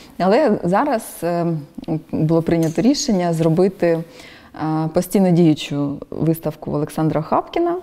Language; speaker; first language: Ukrainian; native; Ukrainian